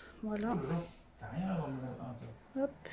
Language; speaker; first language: French; native; French